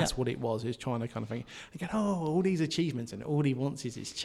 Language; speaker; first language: English; native; English